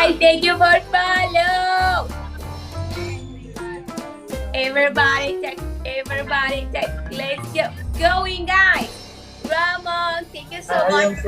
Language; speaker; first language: English; non-native, learner; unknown